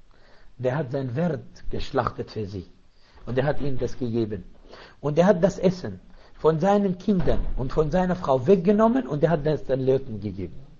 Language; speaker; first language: German; non-native, fluent; Arabic